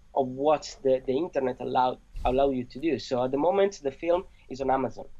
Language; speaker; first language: English; non-native, fluent; Italian